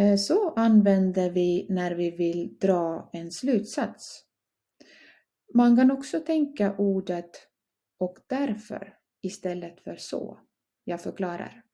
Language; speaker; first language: Swedish; non-native, fluent; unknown